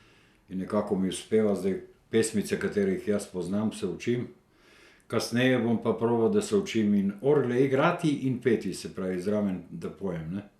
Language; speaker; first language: Slovenian; native; Slovenian